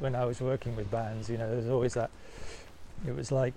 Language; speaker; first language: English; native; English